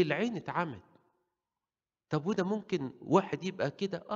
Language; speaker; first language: Arabic; native; Arabic